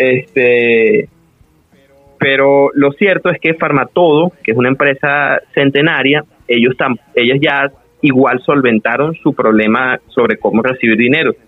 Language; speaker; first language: Spanish; native; Spanish